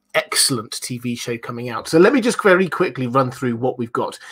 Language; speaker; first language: English; native; English